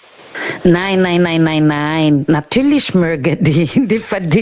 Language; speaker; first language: German; non-native, learner; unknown